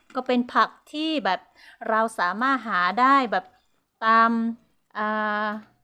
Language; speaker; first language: Thai; non-native, local second language; Karen languages